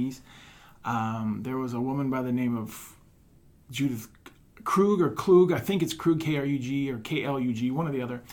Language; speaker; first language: English; native; English